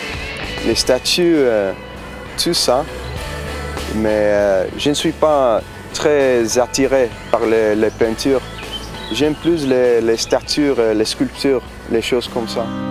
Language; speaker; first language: French; non-native, fluent; English